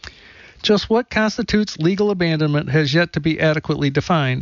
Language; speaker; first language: English; native; English